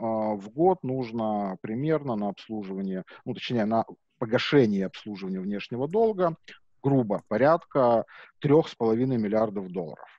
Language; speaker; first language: Russian; native; Russian